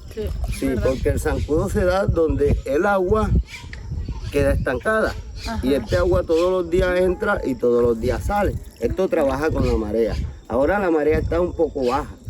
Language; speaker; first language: Spanish; native; Spanish